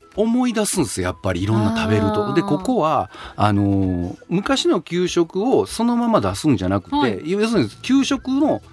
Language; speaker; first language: Japanese; native; Japanese